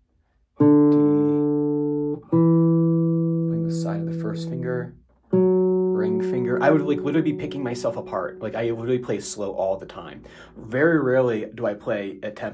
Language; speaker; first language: English; native; English